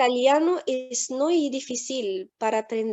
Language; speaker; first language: Spanish; non-native, learner; English